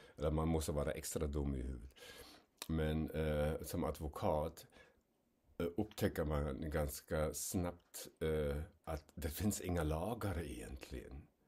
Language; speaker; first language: Swedish; non-native, fluent; German